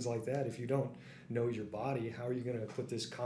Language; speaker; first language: English; native; English